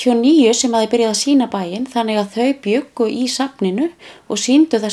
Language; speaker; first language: Icelandic; native; Icelandic